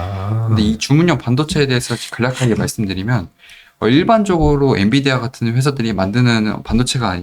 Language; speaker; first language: Korean; native; Korean